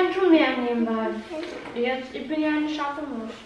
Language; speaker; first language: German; early bilingual, other home language; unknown